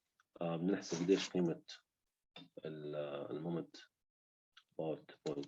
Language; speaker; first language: Arabic; native; Arabic